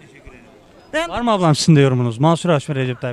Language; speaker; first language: Turkish; native; Turkish